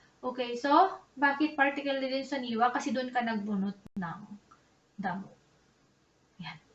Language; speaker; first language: Filipino; native; Filipino